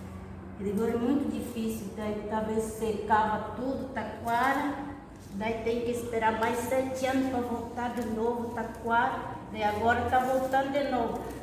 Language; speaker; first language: Portuguese; non-native, local second language; Guarani